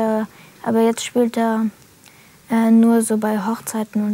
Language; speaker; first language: German; early bilingual, other home language; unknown